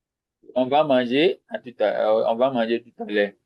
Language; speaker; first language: French; non-native, fluent; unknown